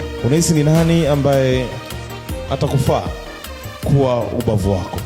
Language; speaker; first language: Swahili; native; Swahili